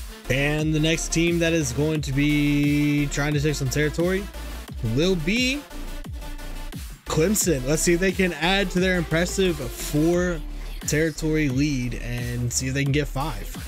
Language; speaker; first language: English; native; English